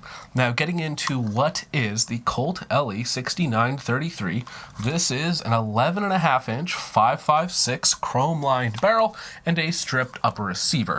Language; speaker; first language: English; native; English